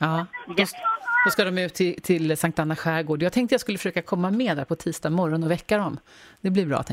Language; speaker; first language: Swedish; native; Swedish